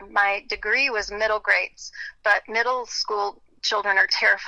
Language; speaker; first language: English; native; English